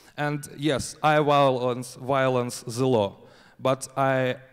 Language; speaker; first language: English; non-native, learner; Russian